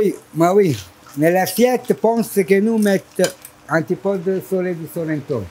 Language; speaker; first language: French; non-native, learner; Italian